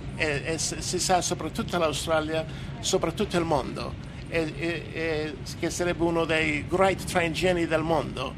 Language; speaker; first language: Italian; native; Italian